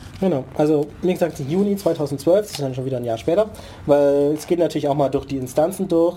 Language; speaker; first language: German; native; German